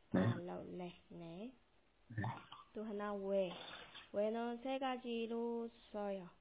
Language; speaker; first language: Korean; non-native, local second language; Burmese